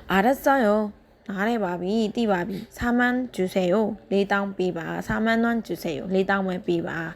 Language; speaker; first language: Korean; non-native, fluent; Burmese